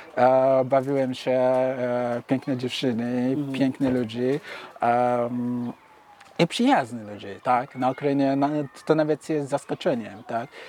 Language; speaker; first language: Polish; non-native, fluent; Yoruba